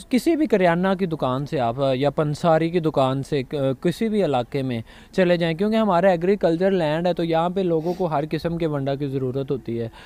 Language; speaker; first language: Urdu; non-native, local second language; Punjabi